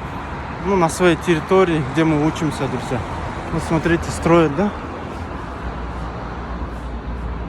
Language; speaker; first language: Russian; non-native, local second language; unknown